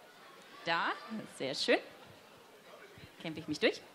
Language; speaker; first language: German; native; German